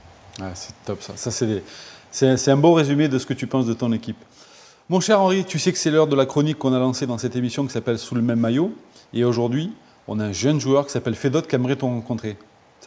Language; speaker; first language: French; native; French